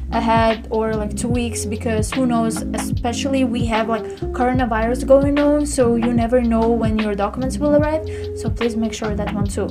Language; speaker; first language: English; non-native, fluent; Tajik